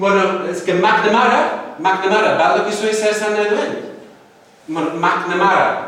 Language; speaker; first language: Basque; non-native, fluent; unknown